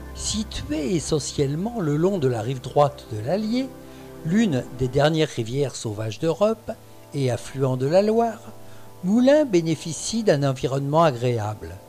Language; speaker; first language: French; native; French